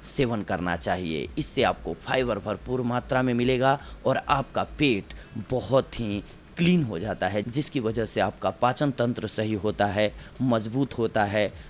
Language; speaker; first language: Hindi; native; Hindi